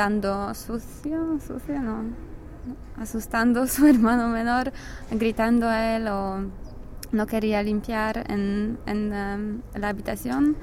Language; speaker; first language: Spanish; non-native, learner; English